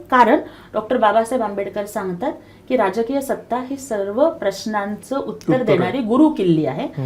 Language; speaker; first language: Marathi; non-native, local second language; Telugu